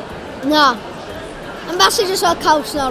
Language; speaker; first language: Welsh; non-native, local second language; English